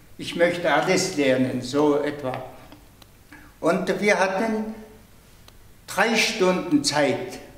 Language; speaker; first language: German; non-native, fluent; Tuvinian